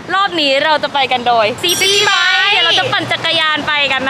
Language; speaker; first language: Thai; native; Thai